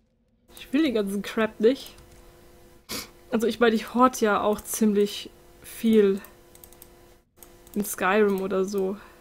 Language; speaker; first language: German; native; German